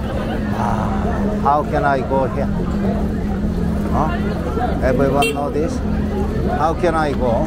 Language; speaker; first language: English; non-native, learner; Korean